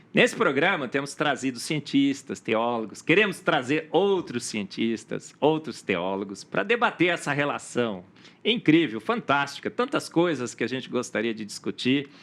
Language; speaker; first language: Portuguese; native; Portuguese